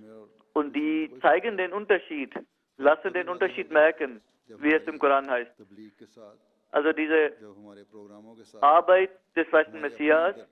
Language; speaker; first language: German; non-native, fluent; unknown